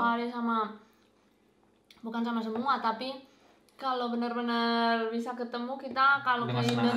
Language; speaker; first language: Indonesian; non-native, fluent; Spanish